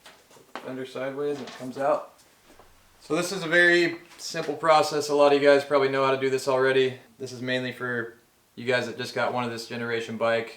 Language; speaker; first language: English; native; English